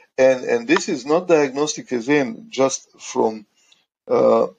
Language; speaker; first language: English; non-native, fluent; Croatian